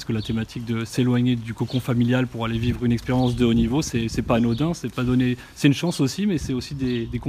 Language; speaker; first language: French; native; French